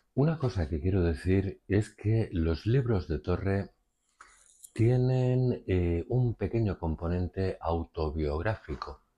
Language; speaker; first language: Spanish; native; Spanish